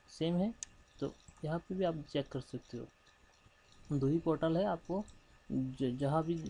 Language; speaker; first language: Hindi; non-native, local second language; Bangla